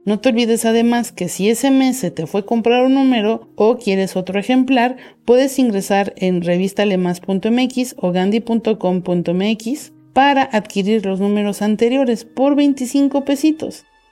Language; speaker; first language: Spanish; native; Spanish